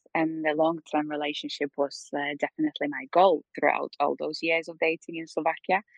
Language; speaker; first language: English; non-native, fluent; Polish